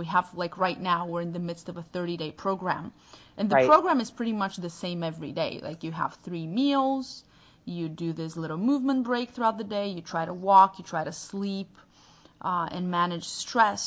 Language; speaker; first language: English; non-native, fluent; Bulgarian